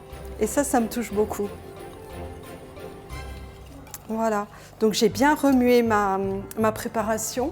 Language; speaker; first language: French; native; French